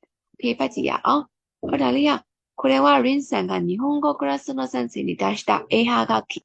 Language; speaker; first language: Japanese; non-native, fluent; Burmese